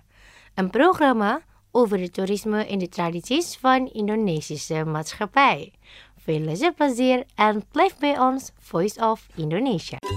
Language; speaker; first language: Dutch; non-native, learner; Indonesian